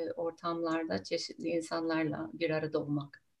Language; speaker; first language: Turkish; non-native, fluent; English